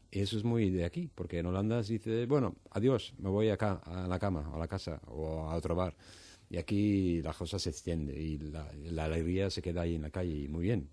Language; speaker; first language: Spanish; non-native, fluent; Dutch